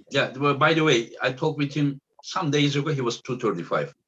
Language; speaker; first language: English; non-native, fluent; Turkish